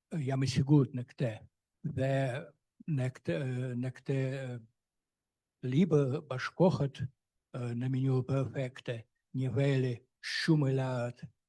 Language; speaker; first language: Albanian; non-native, fluent; Russian